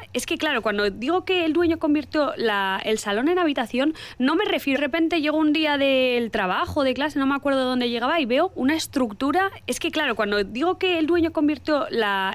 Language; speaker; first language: Spanish; early bilingual, other home language; Arabic